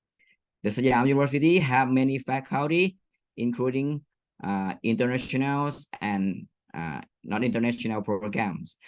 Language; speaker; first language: English; non-native, fluent; Thai